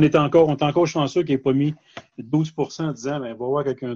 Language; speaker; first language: French; native; French